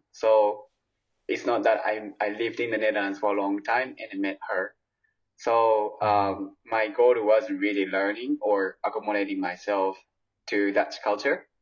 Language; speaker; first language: English; non-native, fluent; Japanese